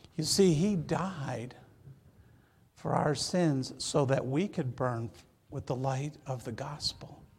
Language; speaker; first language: English; native; English